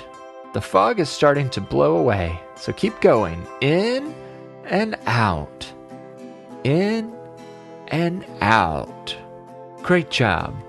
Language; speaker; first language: English; native; English